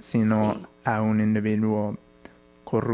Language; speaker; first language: Spanish; non-native, fluent; English